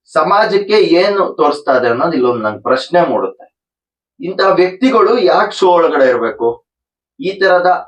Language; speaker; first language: Kannada; native; Kannada